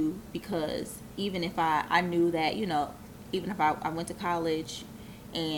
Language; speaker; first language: English; native; English